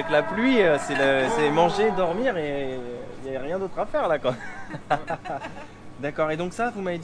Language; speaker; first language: French; native; French